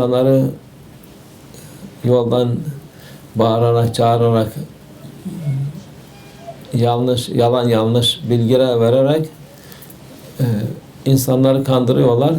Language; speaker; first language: Turkish; native; Turkish